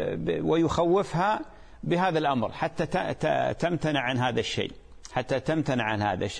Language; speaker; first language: Arabic; native; Arabic